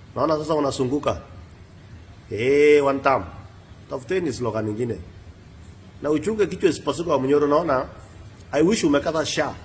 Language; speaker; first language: Swahili; non-native, local second language; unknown